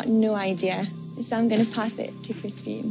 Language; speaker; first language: English; native; English